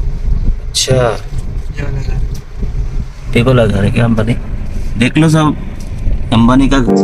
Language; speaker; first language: Hindi; non-native, local second language; Bangla